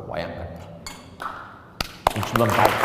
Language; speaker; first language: Indonesian; non-native, local second language; Malay